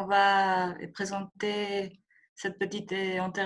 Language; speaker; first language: French; non-native, fluent; Spanish